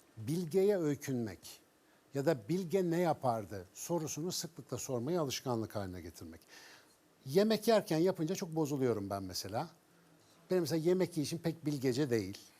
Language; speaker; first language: Turkish; native; Turkish